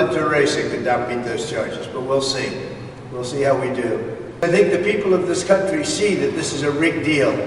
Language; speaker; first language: English; native; English